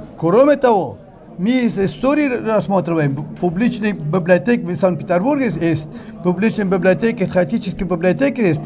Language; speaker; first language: Russian; non-native, learner; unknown